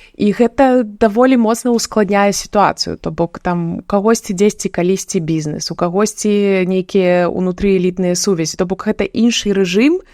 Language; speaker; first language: Belarusian; non-native, local second language; Russian